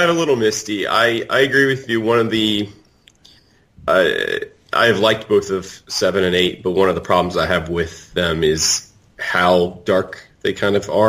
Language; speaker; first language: English; native; English